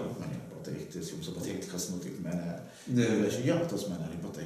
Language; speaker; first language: Latvian; non-native, learner; Arabic